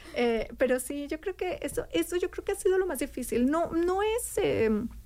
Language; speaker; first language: Spanish; native; Spanish